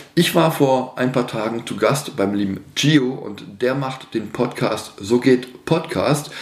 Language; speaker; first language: German; native; German